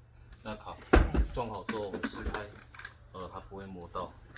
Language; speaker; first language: Chinese; native; Chinese